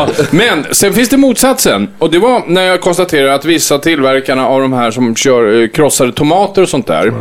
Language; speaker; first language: Swedish; native; Swedish